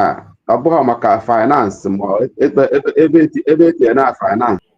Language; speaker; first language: Igbo; native; Igbo